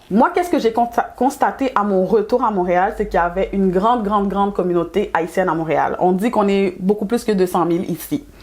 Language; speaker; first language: French; early bilingual, other home language; Haitian Creole